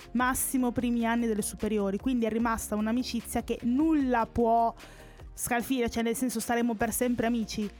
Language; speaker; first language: Italian; early bilingual, other home language; Spanish